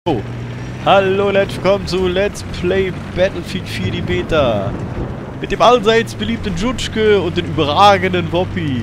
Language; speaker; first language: German; native; German